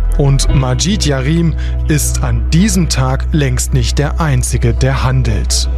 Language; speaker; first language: German; native; German